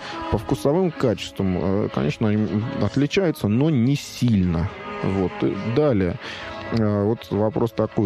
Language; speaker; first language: Russian; native; Russian